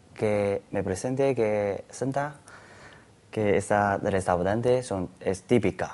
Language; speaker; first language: Spanish; non-native, learner; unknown